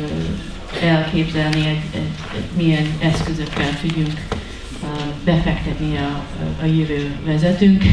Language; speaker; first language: Hungarian; non-native, learner; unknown